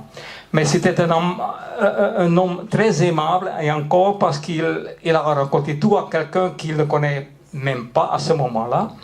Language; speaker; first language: French; non-native, local second language; Dutch